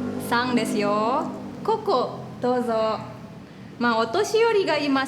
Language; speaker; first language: Japanese; non-native, fluent; Indonesian